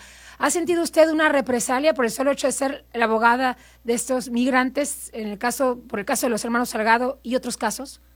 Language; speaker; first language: Spanish; native; Spanish